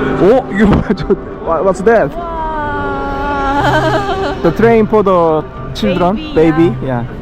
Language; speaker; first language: English; non-native, learner; Korean